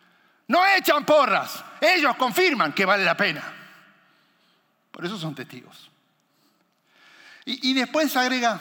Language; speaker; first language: Spanish; native; Spanish